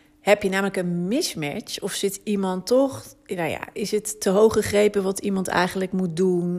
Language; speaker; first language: Dutch; native; Dutch